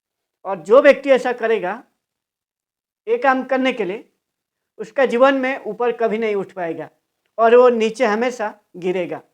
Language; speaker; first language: Hindi; non-native, local second language; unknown